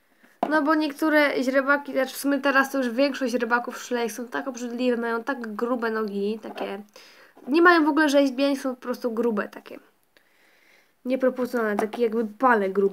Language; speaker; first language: Polish; native; Polish